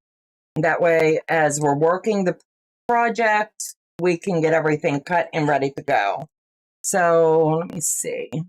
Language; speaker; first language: English; native; English